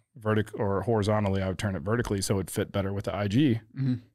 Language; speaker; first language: English; native; English